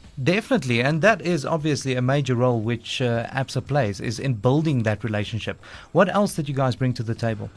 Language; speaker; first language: English; non-native, local second language; Afrikaans